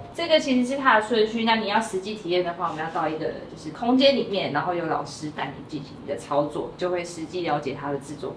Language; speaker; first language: Chinese; native; Chinese